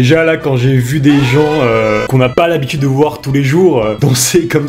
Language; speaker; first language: French; native; French